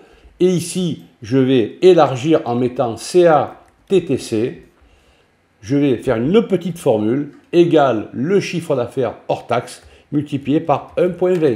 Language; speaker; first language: French; native; French